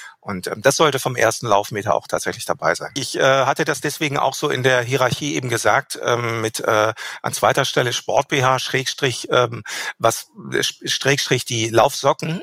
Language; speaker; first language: German; native; German